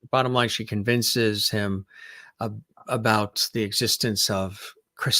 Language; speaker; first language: English; native; English